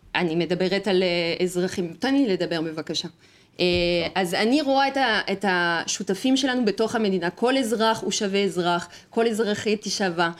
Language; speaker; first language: Hebrew; non-native, fluent; French